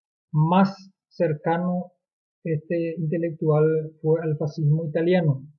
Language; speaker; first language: Spanish; native; Spanish